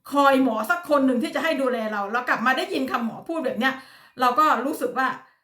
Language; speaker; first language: Thai; native; Thai